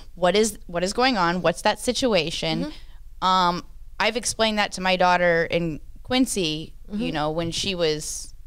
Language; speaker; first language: English; native; English